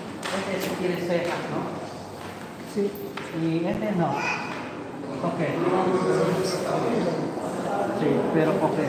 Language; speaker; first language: Spanish; non-native, fluent; Vietnamese